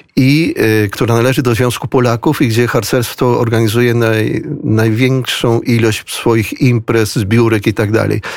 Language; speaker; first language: Polish; early bilingual, heritage; Spanish